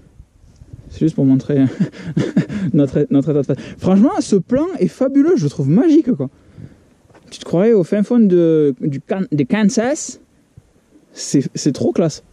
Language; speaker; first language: French; native; French